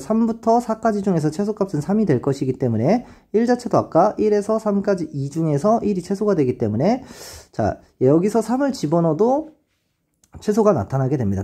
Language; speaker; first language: Korean; native; Korean